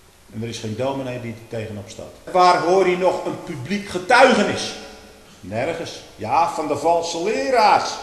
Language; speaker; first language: Dutch; native; Dutch